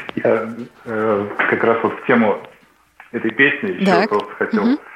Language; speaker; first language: Russian; native; Russian